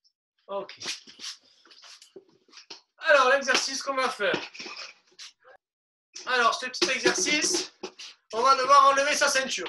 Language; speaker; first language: French; native; French